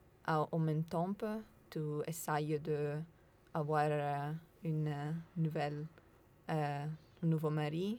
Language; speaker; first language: French; non-native, learner; Italian